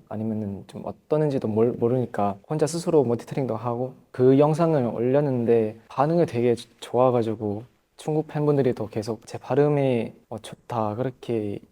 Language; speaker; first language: Korean; non-native, fluent; Thai